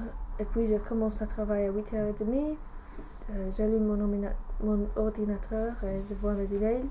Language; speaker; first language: French; non-native, learner; English